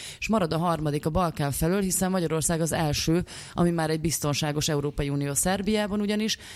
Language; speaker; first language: Hungarian; native; Hungarian